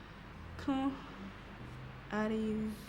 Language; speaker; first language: French; non-native, learner; English